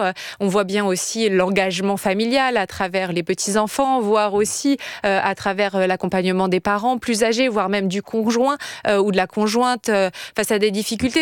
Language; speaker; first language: French; native; French